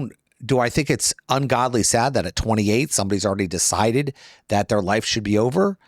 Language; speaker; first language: English; native; English